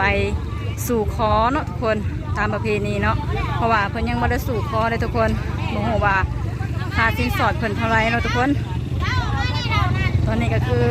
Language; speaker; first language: Thai; non-native, local second language; Lao